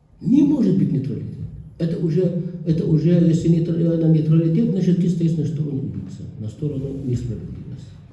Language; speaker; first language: Russian; non-native, fluent; Arabic